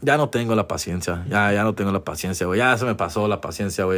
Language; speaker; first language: Spanish; early bilingual, heritage; Spanish